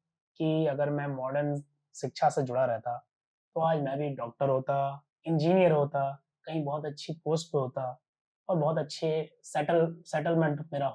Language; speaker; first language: Hindi; native; Hindi